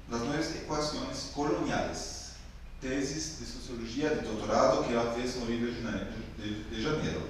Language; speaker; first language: Portuguese; non-native, fluent; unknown